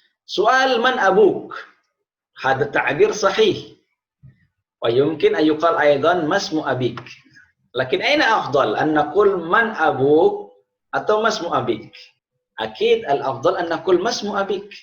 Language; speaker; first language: Arabic; non-native, fluent; Indonesian